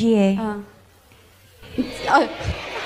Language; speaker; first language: Indonesian; native; Indonesian